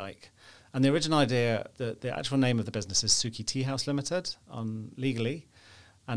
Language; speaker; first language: English; native; English